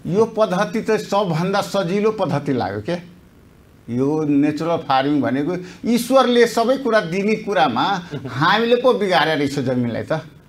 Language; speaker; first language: Nepali; non-native, local second language; Maithili